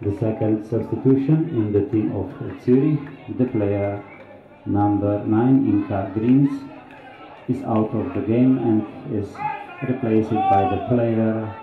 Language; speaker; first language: English; non-native, fluent; Slovenian